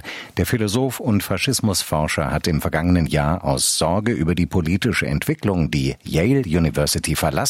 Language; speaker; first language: German; native; German